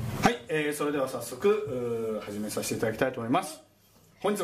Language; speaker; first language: Japanese; native; Japanese